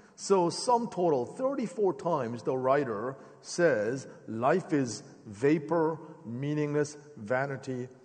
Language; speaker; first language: English; native; English